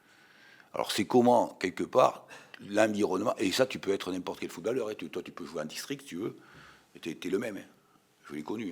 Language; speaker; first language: French; native; French